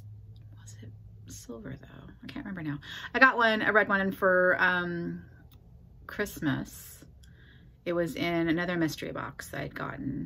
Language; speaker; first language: English; native; English